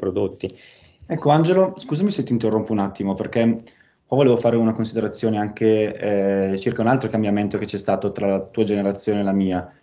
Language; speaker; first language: Italian; native; Italian